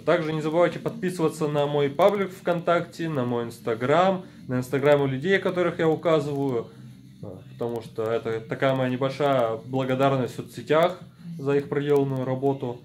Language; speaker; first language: Russian; native; Russian